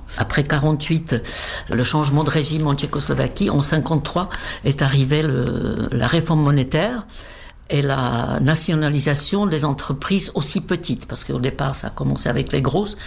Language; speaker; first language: French; non-native, fluent; Czech